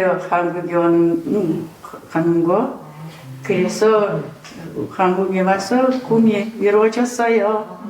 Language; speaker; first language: Korean; non-native, learner; Russian